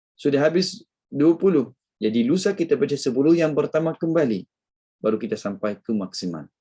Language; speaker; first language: Malay; non-native, fluent; Arabic